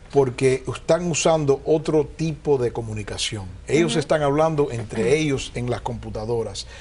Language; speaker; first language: Spanish; early bilingual, heritage; Spanish